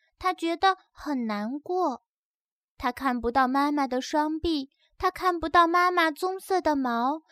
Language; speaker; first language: Chinese; native; Chinese